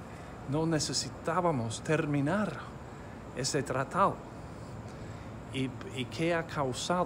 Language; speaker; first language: Spanish; non-native, fluent; English